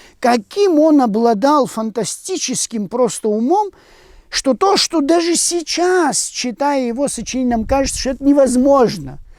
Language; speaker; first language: Russian; non-native, local second language; Abkhazian